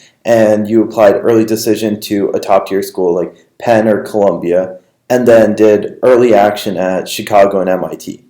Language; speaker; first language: English; native; English